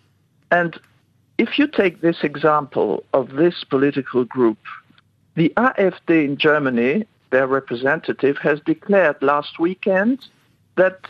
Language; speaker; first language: English; non-native, fluent; French